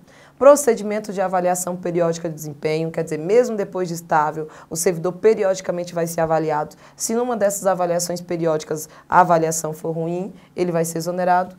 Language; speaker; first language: Portuguese; native; Portuguese